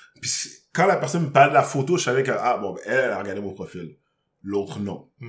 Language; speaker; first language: French; native; French